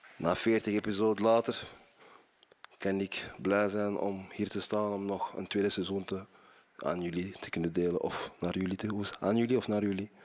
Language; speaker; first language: Dutch; early bilingual, other home language; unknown